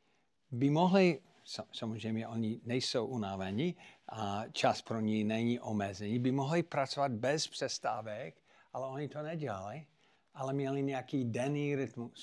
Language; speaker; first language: Czech; non-native, fluent; English